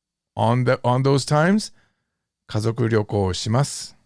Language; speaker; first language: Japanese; non-native, fluent; English